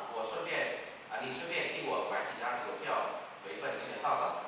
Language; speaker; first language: Chinese; non-native, fluent; Vietnamese